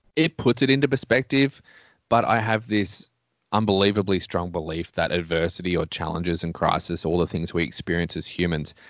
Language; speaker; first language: English; native; English